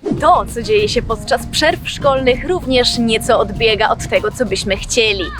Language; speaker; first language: Polish; native; Polish